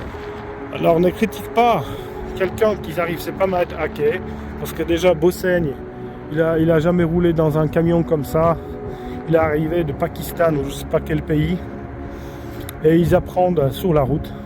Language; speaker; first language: French; non-native, fluent; Polish